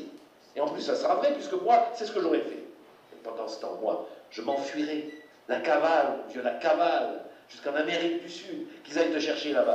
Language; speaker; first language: French; native; French